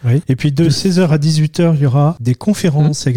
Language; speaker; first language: French; native; French